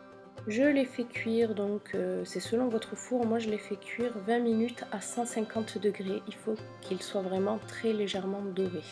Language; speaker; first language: French; native; French